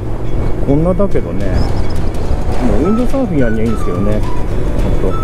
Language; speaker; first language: Japanese; native; Japanese